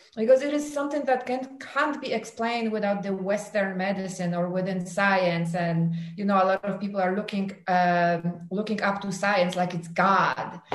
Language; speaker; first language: English; non-native, fluent; Polish